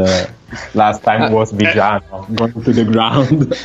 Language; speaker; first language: English; non-native, fluent; Italian